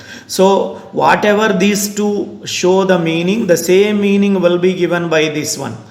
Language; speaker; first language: English; non-native, local second language; Telugu